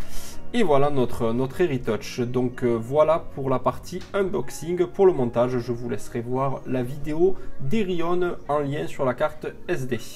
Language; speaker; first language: French; native; French